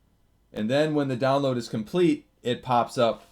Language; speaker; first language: English; native; English